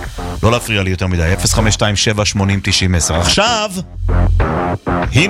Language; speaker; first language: Hebrew; native; Hebrew